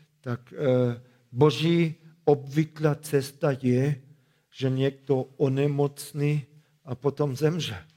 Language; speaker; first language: Czech; non-native, fluent; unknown